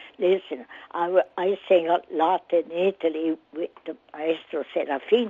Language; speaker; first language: English; non-native, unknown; Italian